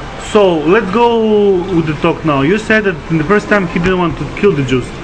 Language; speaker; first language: English; non-native, learner; Macedonian